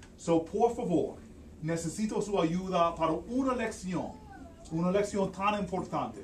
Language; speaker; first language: Spanish; non-native, learner; English